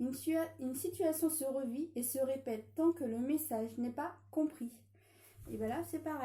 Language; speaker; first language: French; native; French